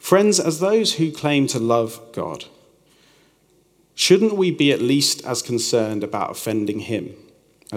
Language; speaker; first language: English; native; English